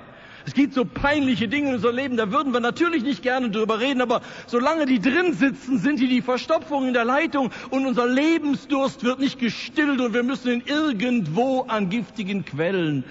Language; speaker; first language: German; native; German